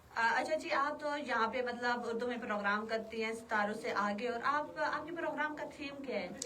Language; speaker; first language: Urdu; non-native, local second language; Kashmiri